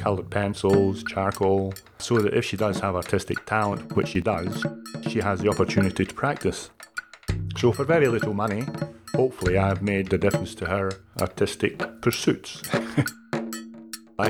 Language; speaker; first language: English; native; English